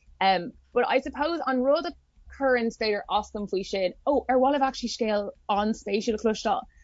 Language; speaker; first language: Irish; non-native, local second language; English